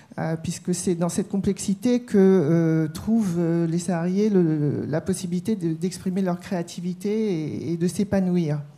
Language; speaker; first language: French; native; French